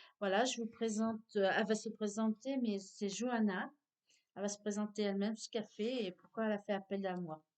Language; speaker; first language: French; native; French